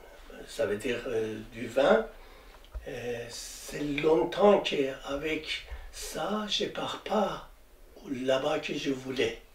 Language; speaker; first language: French; non-native, learner; Persian